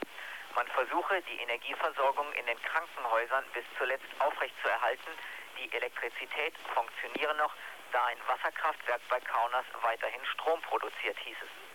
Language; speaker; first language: German; native; German